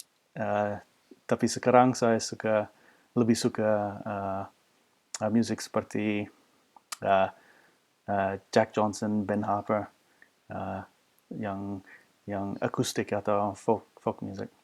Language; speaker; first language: Indonesian; non-native, fluent; English